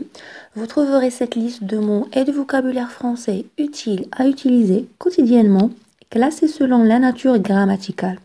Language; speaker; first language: French; non-native, local second language; Arabic